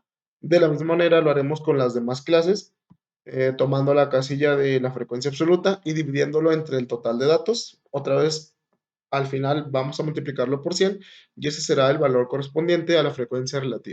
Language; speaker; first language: Spanish; native; Spanish